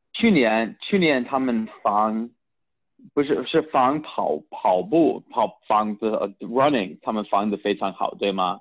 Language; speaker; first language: Chinese; early bilingual, heritage; Chinese